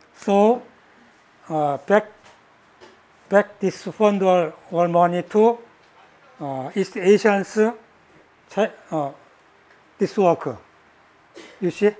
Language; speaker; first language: English; non-native, learner; Korean